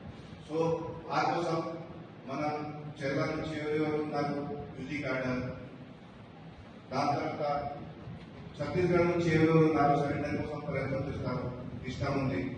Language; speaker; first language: Telugu; non-native, learner; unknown